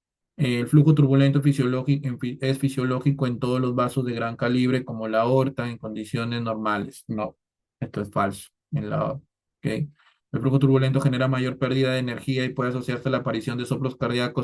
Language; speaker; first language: Spanish; native; Spanish